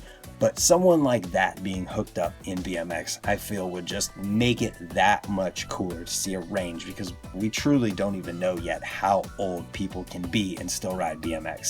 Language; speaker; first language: English; native; English